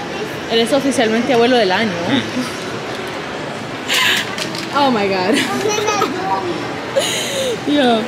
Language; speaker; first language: Spanish; early bilingual, heritage; English